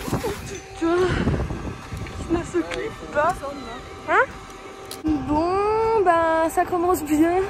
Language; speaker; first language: French; native; French